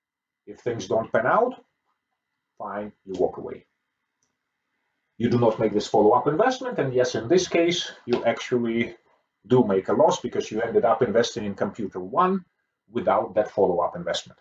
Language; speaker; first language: English; non-native, fluent; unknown